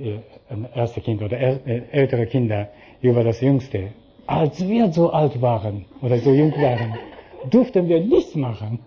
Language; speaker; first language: German; non-native, fluent; Japanese